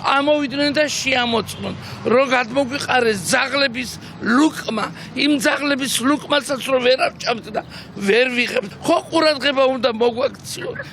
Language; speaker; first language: Georgian; native; Georgian